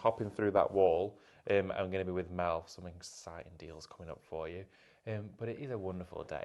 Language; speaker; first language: English; native; English